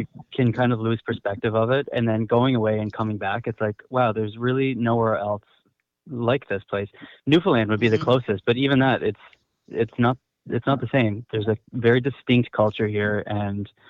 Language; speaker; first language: English; native; English